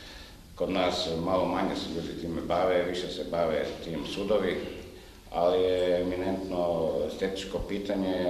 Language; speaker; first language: Croatian; native; Croatian